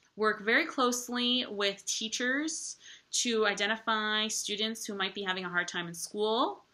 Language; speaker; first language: English; native; English